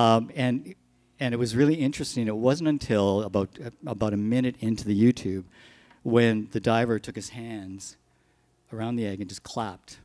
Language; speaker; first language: English; native; English